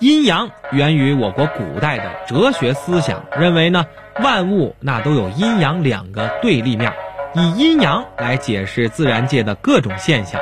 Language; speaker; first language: Chinese; native; Chinese